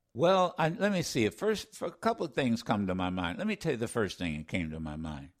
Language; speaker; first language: English; native; English